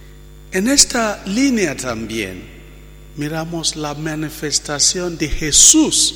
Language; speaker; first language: Spanish; non-native, fluent; Italian